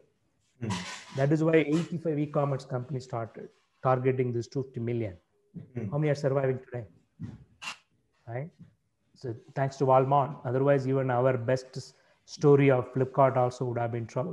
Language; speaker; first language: English; non-native, local second language; Tamil